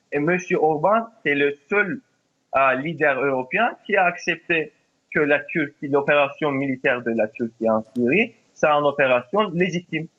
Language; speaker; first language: French; non-native, fluent; Turkish